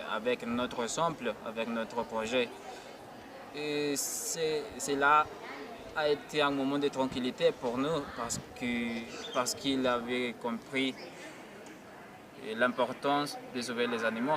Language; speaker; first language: French; non-native, learner; Spanish